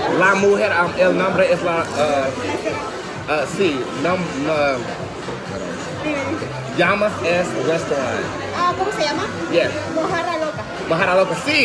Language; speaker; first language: Spanish; non-native, learner; English